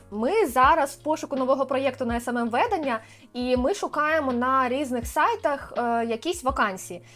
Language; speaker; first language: Ukrainian; native; Ukrainian